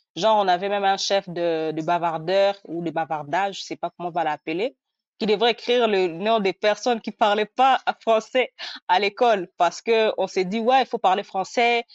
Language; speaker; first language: French; non-native, local second language; Nande